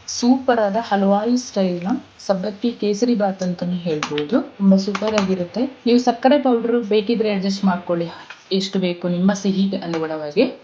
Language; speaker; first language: Kannada; native; Kannada